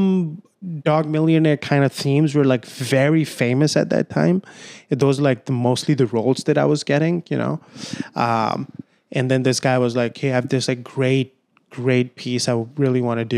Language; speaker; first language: English; non-native, local second language; Urdu